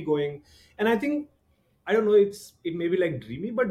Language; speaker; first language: English; non-native, local second language; Hindi